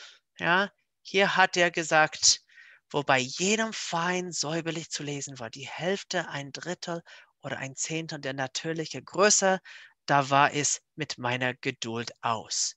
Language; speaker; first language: German; non-native, fluent; English